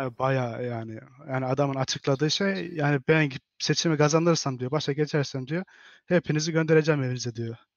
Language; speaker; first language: Turkish; early bilingual, heritage; Turkish